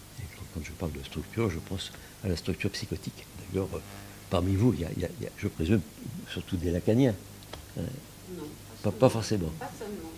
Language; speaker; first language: French; early bilingual, other home language; Yiddish